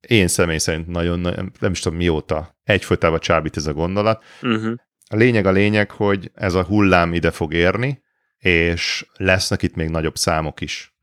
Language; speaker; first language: Hungarian; native; Hungarian